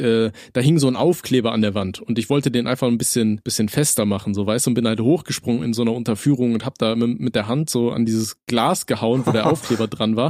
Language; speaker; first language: German; native; German